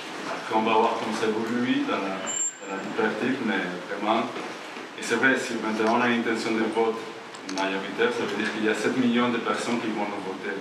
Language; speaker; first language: French; non-native, fluent; Spanish